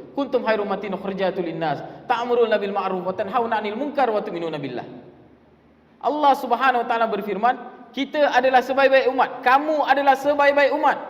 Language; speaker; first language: Malay; non-native, local second language; Tamil